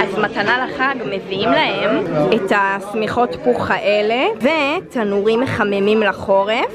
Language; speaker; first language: Hebrew; native; Hebrew